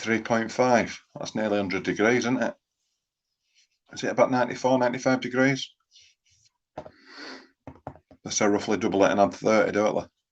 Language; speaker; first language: English; native; English